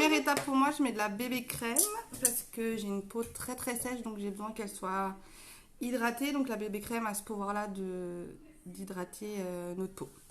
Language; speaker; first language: French; native; French